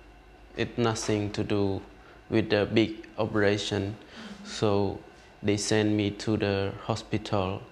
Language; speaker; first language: English; non-native, learner; Khmer